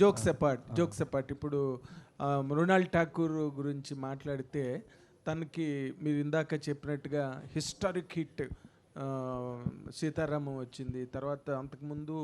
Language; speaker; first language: Telugu; native; Telugu